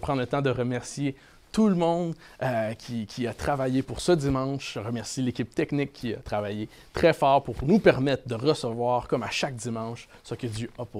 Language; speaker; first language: French; native; French